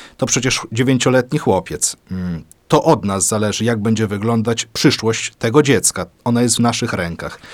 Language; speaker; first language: Polish; native; Polish